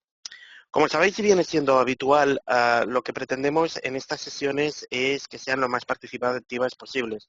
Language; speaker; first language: Spanish; native; Spanish